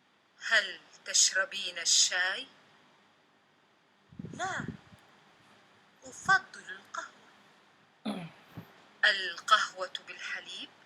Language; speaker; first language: Arabic; non-native, learner; Indonesian